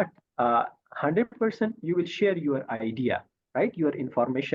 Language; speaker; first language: English; non-native, fluent; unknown